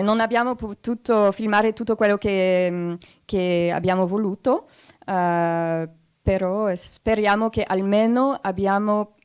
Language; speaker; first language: Italian; non-native, fluent; French